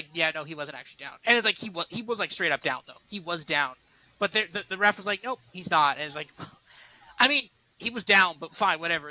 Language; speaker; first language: English; native; English